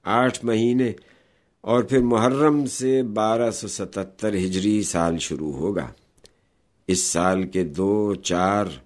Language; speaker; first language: Urdu; native; Urdu